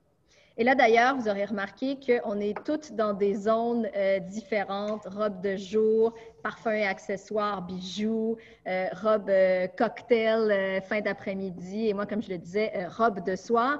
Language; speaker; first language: French; native; French